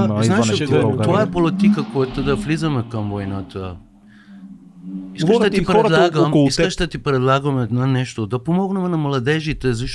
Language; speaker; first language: Bulgarian; non-native, fluent; Persian